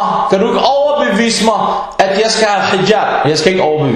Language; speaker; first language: Danish; non-native, fluent; Arabic